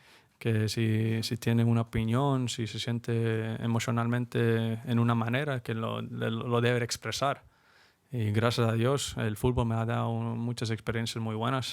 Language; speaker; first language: Spanish; early bilingual, heritage; Spanish